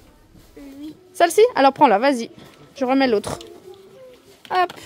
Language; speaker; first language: French; native; French